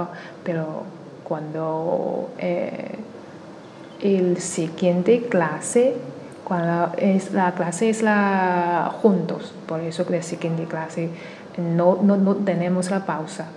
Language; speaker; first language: Spanish; non-native, learner; Chinese